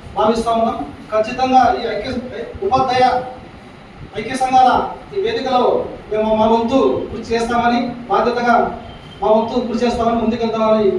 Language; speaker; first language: Telugu; native; Telugu